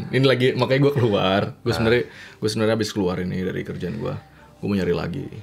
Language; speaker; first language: Indonesian; native; Indonesian